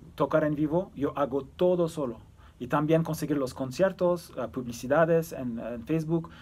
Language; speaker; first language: Spanish; early bilingual, other home language; Turkish